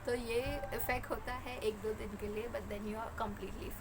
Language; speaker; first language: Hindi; native; Hindi